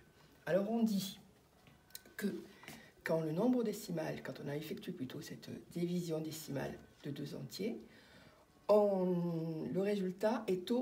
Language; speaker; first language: French; native; French